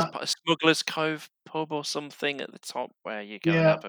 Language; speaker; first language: English; native; English